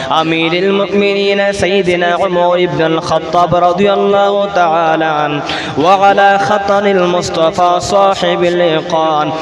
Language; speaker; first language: Arabic; non-native, fluent; Bangla